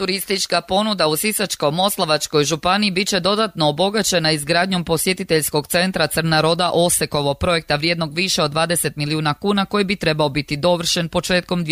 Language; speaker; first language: Serbian; native; Serbian